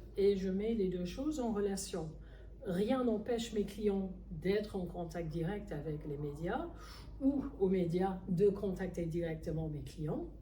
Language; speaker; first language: French; non-native, fluent; English